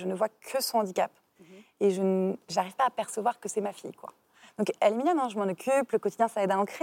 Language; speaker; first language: French; native; French